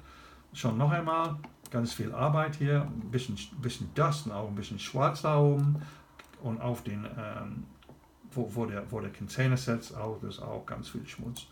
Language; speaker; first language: German; non-native, learner; English